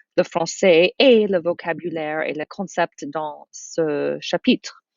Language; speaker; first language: French; non-native, fluent; English